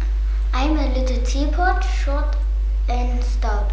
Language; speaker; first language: English; non-native, learner; German